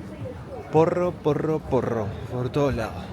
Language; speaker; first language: Spanish; native; Spanish